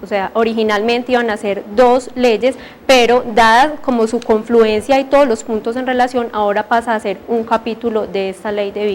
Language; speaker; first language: Spanish; native; Spanish